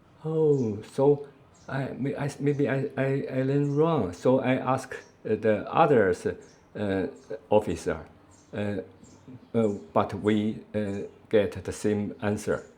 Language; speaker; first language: English; non-native, learner; Chinese